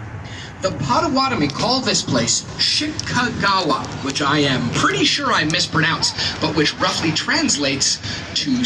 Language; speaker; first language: English; native; English